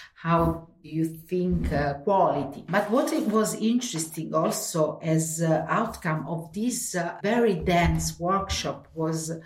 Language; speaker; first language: English; non-native, fluent; Italian